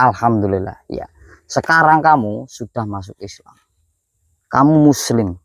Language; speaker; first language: Indonesian; native; Indonesian